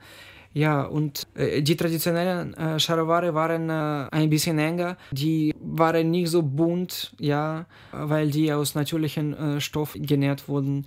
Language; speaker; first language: German; non-native, fluent; Ukrainian